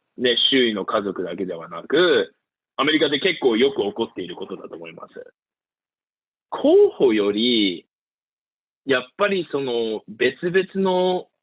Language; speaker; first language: Japanese; early bilingual, heritage; Japanese